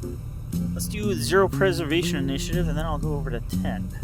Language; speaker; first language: English; native; English